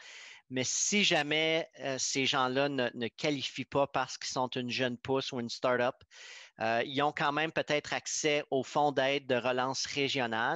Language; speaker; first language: French; native; French